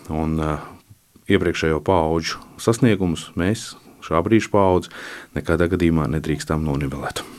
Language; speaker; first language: Latvian; native; Latvian